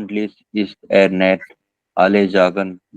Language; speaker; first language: German; non-native, learner; Hindi